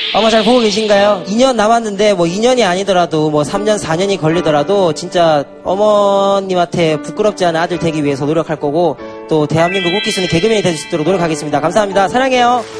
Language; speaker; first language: Korean; native; Korean